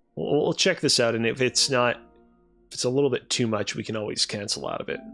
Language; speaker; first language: English; native; English